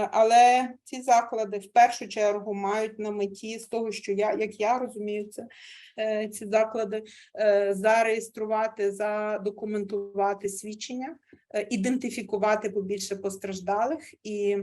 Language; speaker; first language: Ukrainian; native; Ukrainian